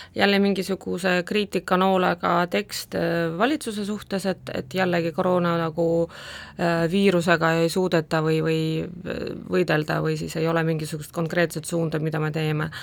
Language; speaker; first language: Estonian; non-native, local second language; Russian